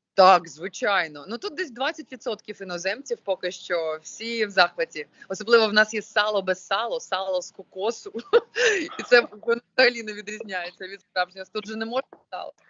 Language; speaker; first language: Ukrainian; non-native, local second language; Russian